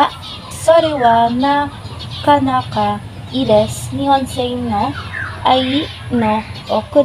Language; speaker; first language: Japanese; non-native, learner; Filipino